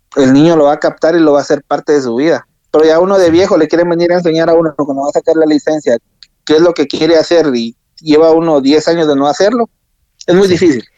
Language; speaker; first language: Spanish; native; Spanish